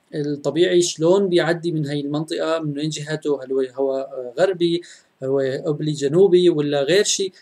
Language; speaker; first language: Arabic; native; Arabic